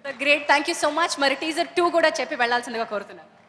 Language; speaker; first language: Telugu; native; Telugu